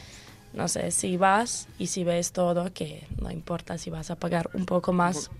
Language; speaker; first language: Spanish; non-native, learner; Croatian